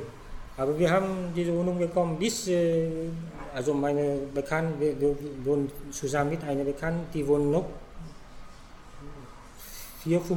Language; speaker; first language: German; non-native, fluent; Vietnamese